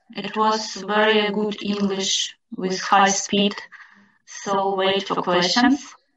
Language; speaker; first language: English; non-native, learner; Ukrainian